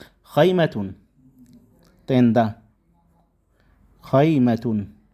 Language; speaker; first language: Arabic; non-native, fluent; Indonesian